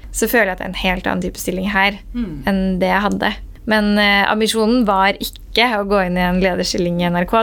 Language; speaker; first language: Norwegian; early bilingual, other home language; Persian